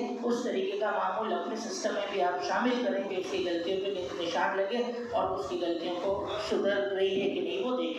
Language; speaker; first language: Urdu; non-native, local second language; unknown